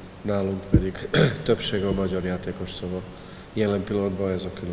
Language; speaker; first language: Hungarian; non-native, fluent; Serbian